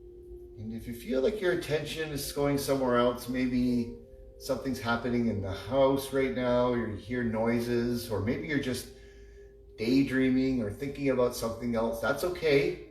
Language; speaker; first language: English; native; English